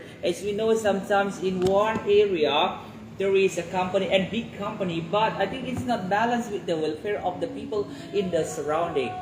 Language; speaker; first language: English; non-native, fluent; Indonesian